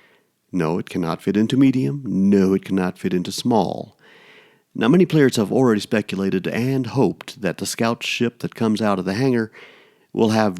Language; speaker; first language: English; native; English